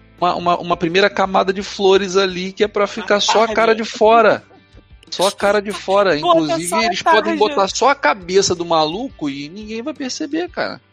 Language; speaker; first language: Portuguese; native; Portuguese